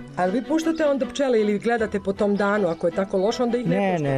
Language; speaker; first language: Serbian; native; Serbian